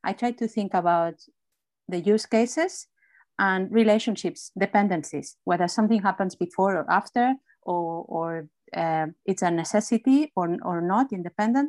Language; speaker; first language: English; non-native, fluent; Spanish